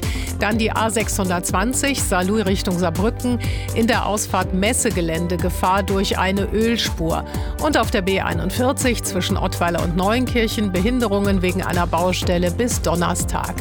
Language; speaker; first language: German; native; German